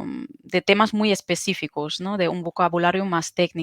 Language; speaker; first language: Spanish; non-native, fluent; German